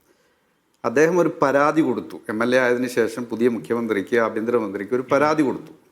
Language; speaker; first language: Malayalam; native; Malayalam